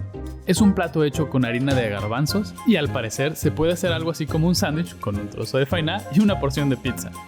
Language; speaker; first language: Spanish; native; Spanish